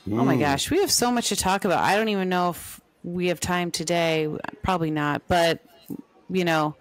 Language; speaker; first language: English; native; English